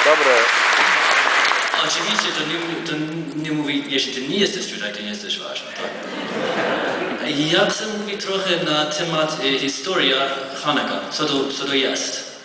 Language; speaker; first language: Polish; non-native, learner; Hebrew